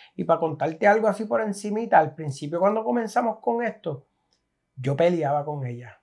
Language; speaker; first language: Spanish; native; Spanish